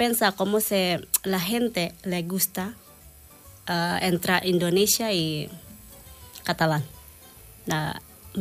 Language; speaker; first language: Spanish; non-native, learner; Indonesian